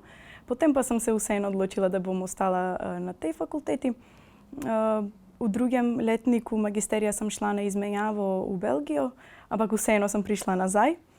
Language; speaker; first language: Slovenian; non-native, fluent; Macedonian